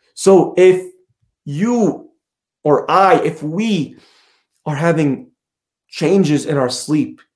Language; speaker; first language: English; native; English